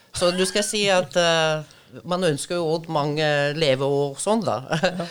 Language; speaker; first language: Norwegian; non-native, fluent; Russian